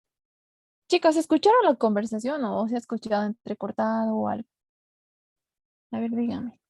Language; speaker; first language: Spanish; native; Spanish